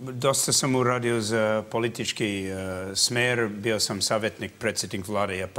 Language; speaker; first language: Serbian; early bilingual, heritage; English